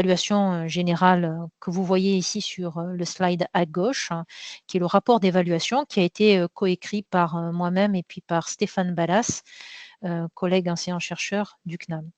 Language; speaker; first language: French; native; French